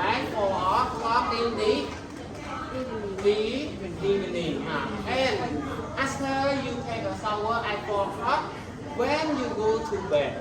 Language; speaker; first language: English; non-native, learner; Khmer